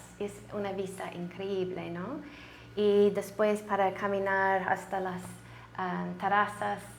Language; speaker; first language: Spanish; non-native, learner; English